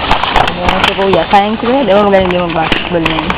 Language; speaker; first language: Filipino; native; Filipino